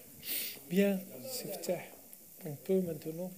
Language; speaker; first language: French; non-native, local second language; Arabic